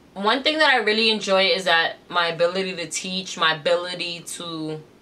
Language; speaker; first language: English; native; English